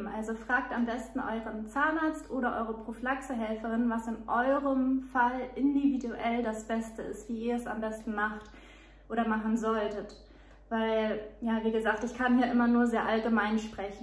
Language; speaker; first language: German; native; German